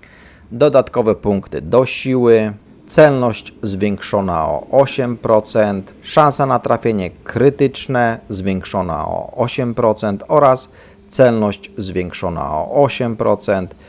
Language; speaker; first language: Polish; native; Polish